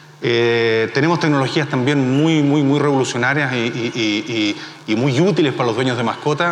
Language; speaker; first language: Spanish; native; Spanish